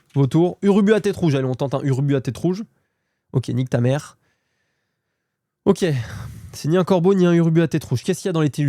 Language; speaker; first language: French; native; French